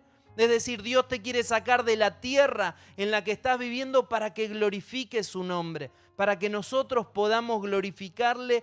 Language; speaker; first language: Spanish; native; Spanish